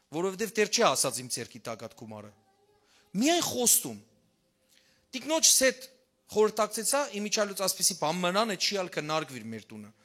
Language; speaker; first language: Armenian; early bilingual, heritage; Armenian